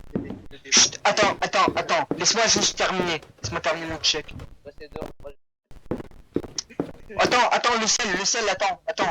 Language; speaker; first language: French; native; French